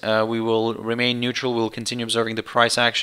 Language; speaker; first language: English; non-native, fluent; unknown